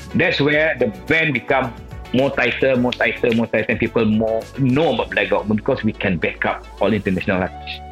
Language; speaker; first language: English; non-native, local second language; Malay